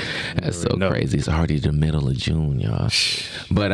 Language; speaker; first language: English; native; English